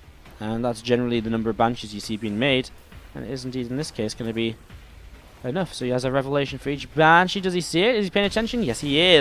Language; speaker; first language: English; native; English